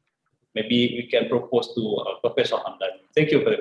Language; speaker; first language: English; non-native, fluent; Indonesian